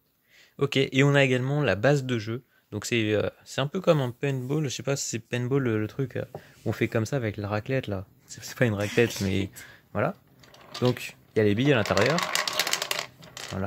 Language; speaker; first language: French; native; French